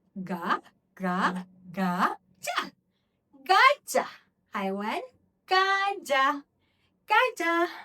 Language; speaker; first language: Malay; native; Malay